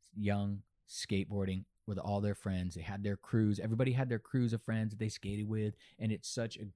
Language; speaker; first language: English; native; English